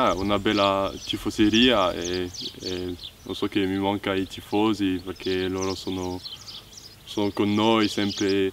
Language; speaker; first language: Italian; non-native, learner; French